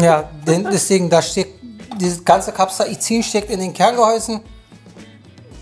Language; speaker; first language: German; native; German